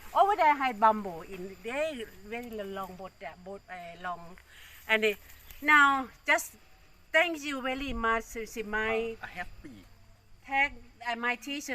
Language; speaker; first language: English; non-native, learner; Thai